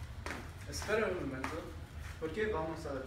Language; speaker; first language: Spanish; non-native, learner; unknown